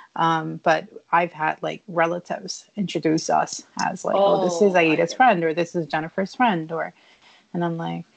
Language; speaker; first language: English; early bilingual, other home language; Spanish